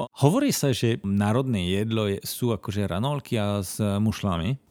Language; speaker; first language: Slovak; non-native, fluent; French